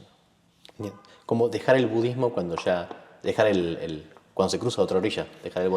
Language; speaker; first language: Spanish; native; Spanish